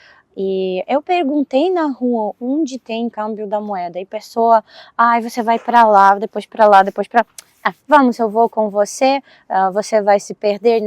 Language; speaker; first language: Portuguese; non-native, fluent; Russian